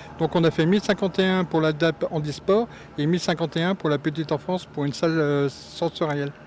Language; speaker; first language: French; native; French